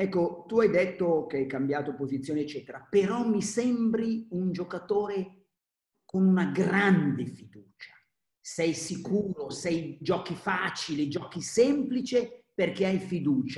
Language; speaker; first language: Italian; native; Italian